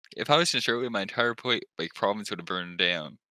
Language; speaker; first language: English; native; English